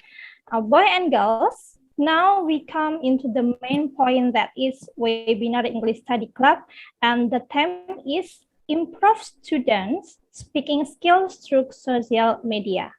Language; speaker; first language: English; non-native, learner; Indonesian